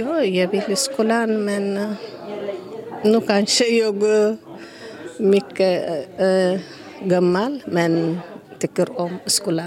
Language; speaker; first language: Swedish; non-native, learner; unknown